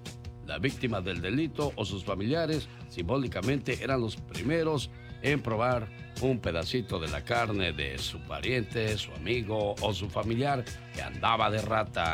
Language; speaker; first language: Spanish; native; Spanish